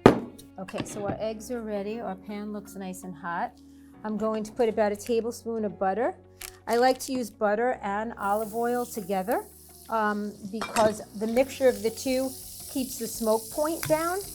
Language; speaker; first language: English; native; English